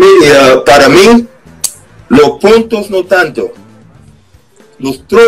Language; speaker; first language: Spanish; non-native, fluent; English